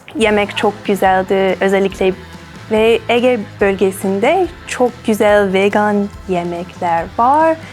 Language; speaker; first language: Turkish; non-native, learner; English